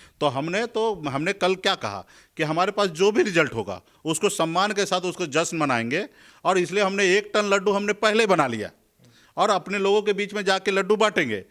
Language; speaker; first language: Hindi; native; Hindi